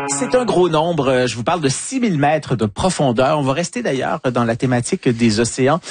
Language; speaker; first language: French; native; French